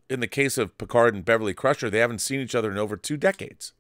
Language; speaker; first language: English; native; English